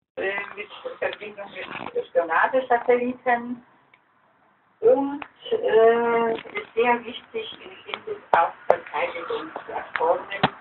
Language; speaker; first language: German; non-native, fluent; Polish